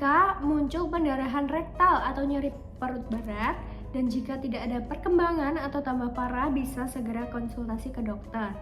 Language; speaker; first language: Indonesian; native; Indonesian